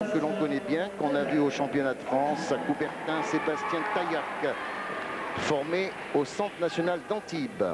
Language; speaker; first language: French; native; French